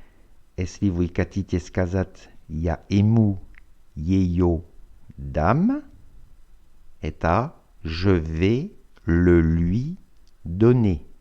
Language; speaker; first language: Russian; non-native, fluent; French